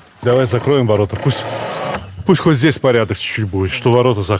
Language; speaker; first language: Russian; native; Russian